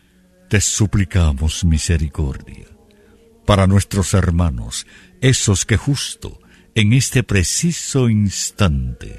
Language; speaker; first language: Spanish; native; Spanish